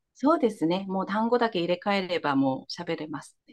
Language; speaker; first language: Japanese; non-native, fluent; Korean